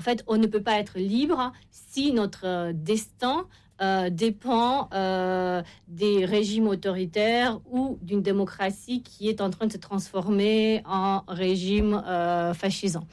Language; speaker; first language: French; non-native, fluent; Romanian